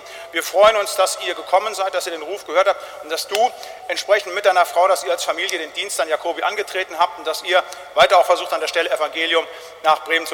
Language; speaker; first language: German; native; German